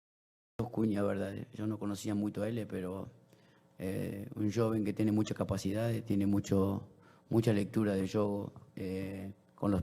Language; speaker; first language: Portuguese; non-native, learner; Spanish